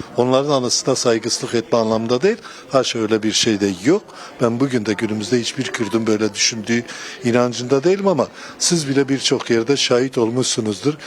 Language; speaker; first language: Turkish; non-native, local second language; Kurdish